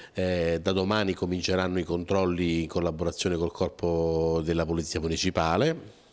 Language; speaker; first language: Italian; native; Italian